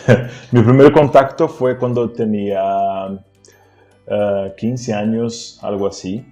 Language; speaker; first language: Spanish; non-native, fluent; Portuguese